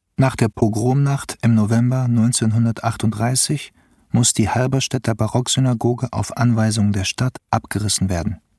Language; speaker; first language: German; native; German